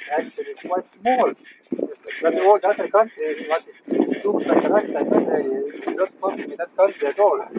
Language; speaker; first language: English; non-native, learner; Estonian